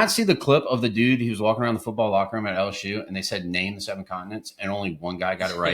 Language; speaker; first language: English; native; English